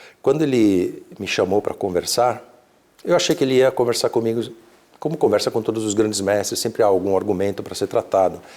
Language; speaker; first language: Portuguese; early bilingual, other home language; Italian